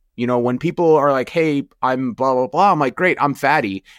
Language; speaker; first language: English; native; English